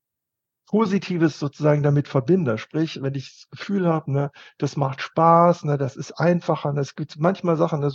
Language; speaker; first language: German; native; German